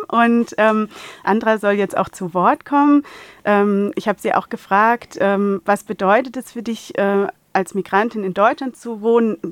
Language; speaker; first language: German; native; German